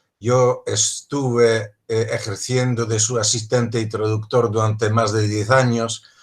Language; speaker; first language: Spanish; non-native, fluent; Polish